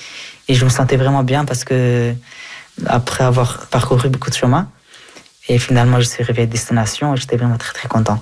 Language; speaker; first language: French; early bilingual, other home language; Persian